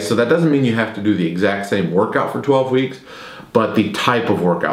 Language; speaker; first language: English; native; English